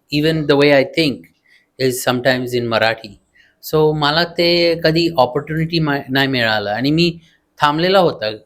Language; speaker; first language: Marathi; early bilingual, heritage; Marathi